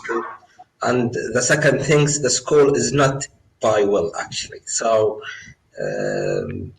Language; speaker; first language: English; non-native, learner; Arabic